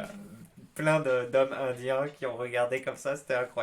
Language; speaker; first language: French; native; French